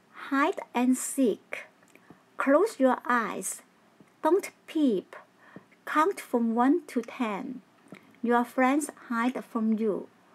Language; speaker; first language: English; non-native, local second language; Cantonese